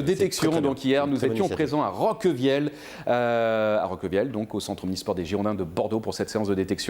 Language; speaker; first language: French; native; French